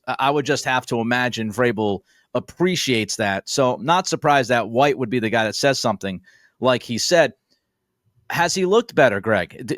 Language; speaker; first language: English; native; English